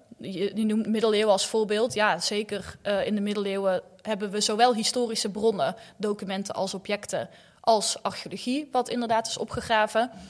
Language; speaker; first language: Dutch; native; Dutch